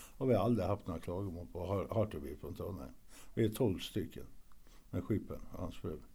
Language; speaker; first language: Swedish; early bilingual, other home language; Norwegian